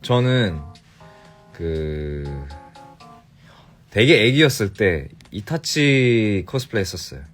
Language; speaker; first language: Korean; early bilingual, heritage; English